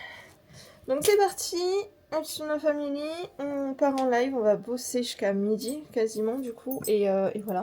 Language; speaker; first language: French; native; French